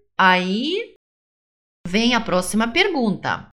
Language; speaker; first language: Portuguese; non-native, fluent; Russian